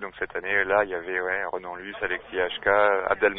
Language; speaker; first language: French; native; French